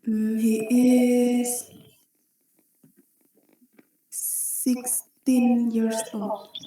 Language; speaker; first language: English; non-native, learner; Indonesian